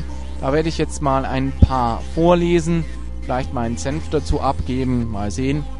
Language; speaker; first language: German; native; German